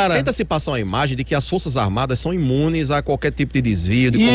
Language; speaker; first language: Portuguese; native; Portuguese